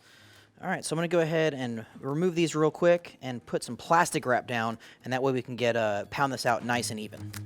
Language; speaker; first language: English; native; English